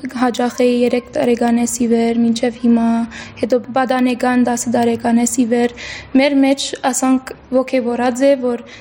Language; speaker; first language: Armenian; early bilingual, heritage; Armenian